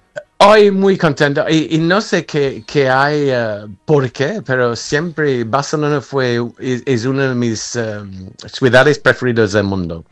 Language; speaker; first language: Spanish; non-native, fluent; English